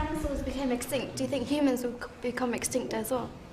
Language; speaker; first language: English; native; English